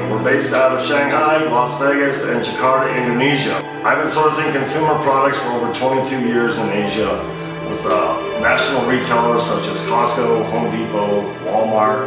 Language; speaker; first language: English; native; English